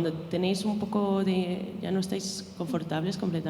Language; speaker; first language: Spanish; native; Spanish